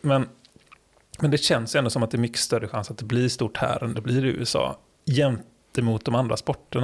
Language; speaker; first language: Swedish; native; Swedish